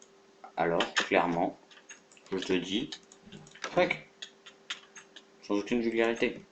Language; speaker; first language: French; native; French